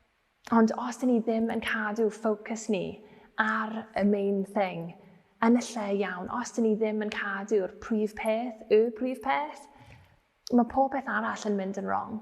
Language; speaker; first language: Welsh; non-native, fluent; English